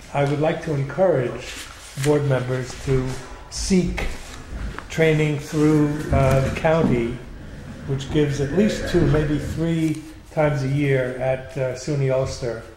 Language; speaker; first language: English; native; English